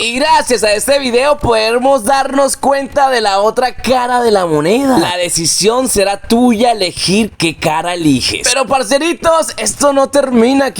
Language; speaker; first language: Spanish; native; Spanish